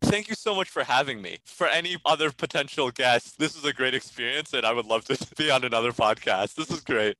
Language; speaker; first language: English; early bilingual, other home language; Chinese